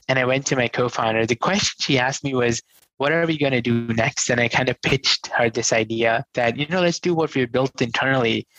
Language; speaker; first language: English; non-native, local second language; Hindi